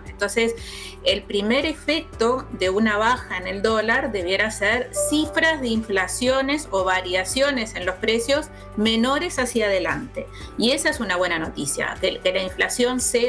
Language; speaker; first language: Spanish; native; Spanish